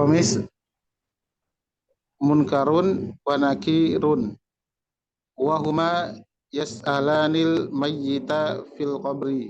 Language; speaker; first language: Arabic; non-native, learner; Indonesian